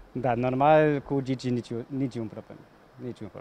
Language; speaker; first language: Romanian; non-native, learner; German